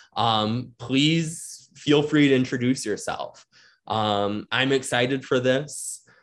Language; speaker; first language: English; native; English